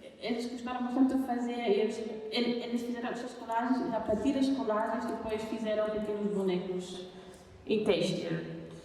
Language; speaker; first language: Portuguese; non-native, fluent; German